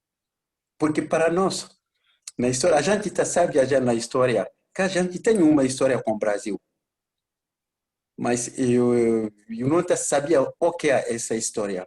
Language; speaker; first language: Portuguese; non-native, learner; Bambara